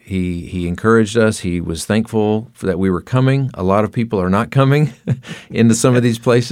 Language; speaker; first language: English; native; English